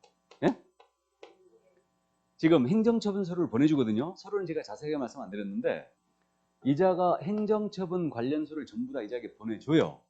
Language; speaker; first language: Korean; native; Korean